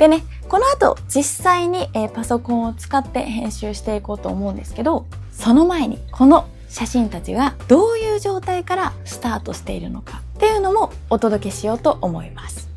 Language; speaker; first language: Japanese; native; Japanese